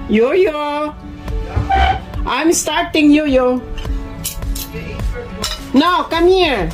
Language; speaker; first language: English; non-native, local second language; Filipino